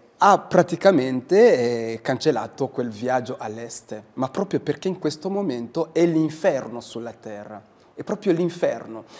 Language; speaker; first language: Italian; non-native, fluent; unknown